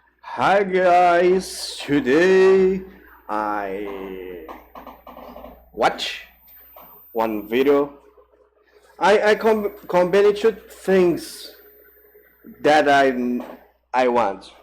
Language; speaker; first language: English; non-native, learner; Portuguese